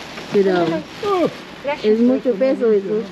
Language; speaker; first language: Spanish; non-native, learner; Filipino